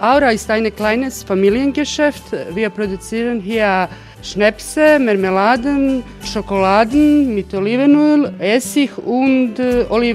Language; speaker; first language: German; non-native, learner; Croatian